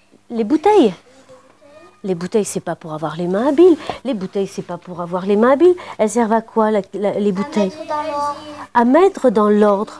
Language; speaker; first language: French; native; French